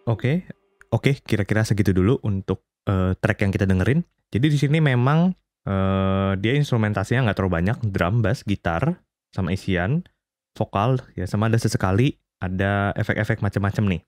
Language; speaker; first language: Indonesian; native; Indonesian